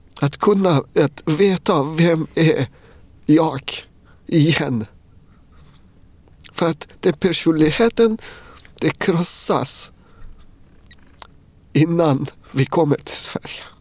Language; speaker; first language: Swedish; non-native, fluent; Persian